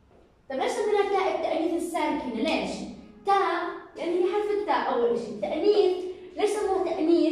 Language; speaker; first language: Arabic; native; Arabic